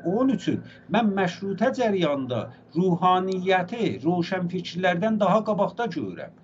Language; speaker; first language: Azerbaijani; native; Azerbaijani